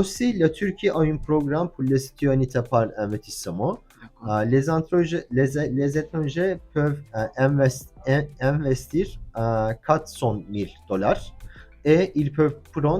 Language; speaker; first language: French; non-native, learner; Turkish